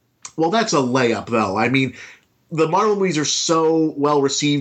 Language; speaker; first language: English; native; English